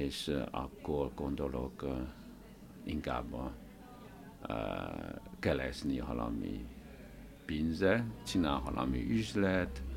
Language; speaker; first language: Hungarian; non-native, learner; Chinese